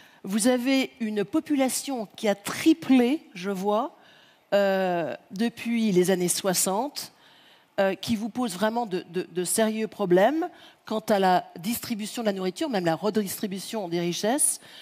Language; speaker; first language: French; native; French